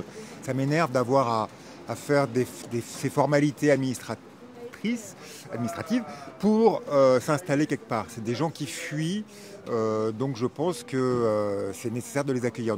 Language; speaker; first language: French; native; French